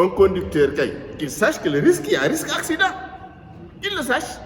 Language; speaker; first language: French; non-native, local second language; Wolof